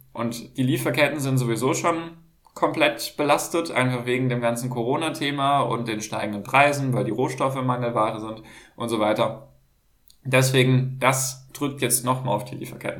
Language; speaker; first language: German; native; German